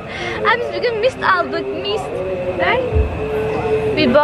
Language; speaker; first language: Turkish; early bilingual, heritage; Turkish